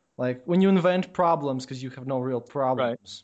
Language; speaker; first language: English; non-native, fluent; Latvian